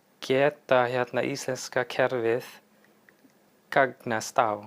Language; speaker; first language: Icelandic; non-native, fluent; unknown